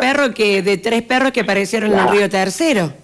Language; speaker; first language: Spanish; native; Spanish